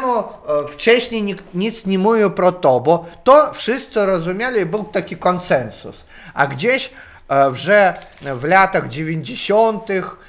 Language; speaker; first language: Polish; non-native, learner; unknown